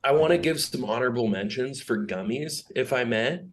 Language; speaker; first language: English; native; English